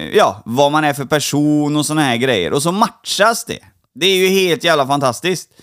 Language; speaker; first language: Swedish; native; Swedish